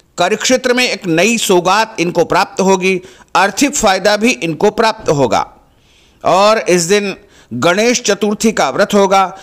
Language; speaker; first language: Hindi; native; Hindi